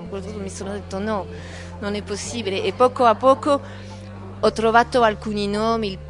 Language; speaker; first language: Italian; non-native, fluent; French